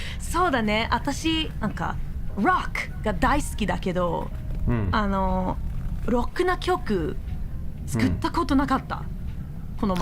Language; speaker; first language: Japanese; non-native, learner; English